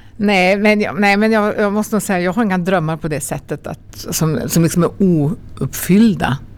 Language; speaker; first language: Swedish; native; Swedish